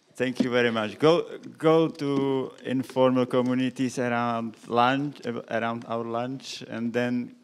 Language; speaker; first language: English; non-native, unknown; Czech